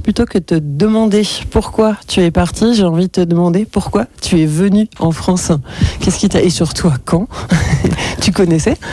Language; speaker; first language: French; native; French